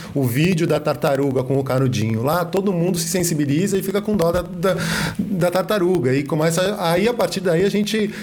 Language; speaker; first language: Portuguese; native; Portuguese